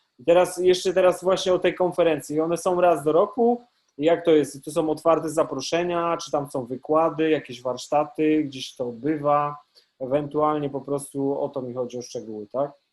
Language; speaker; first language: Polish; native; Polish